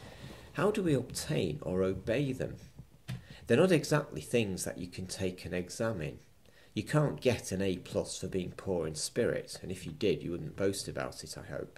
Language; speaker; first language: English; native; English